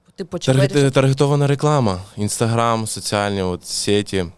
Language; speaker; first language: Ukrainian; non-native, local second language; Russian